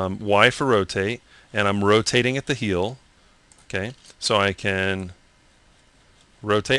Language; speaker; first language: English; native; English